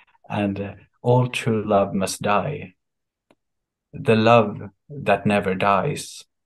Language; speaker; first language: English; non-native, fluent; Swedish